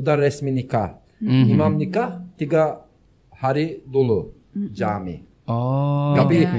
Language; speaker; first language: Indonesian; non-native, learner; Turkish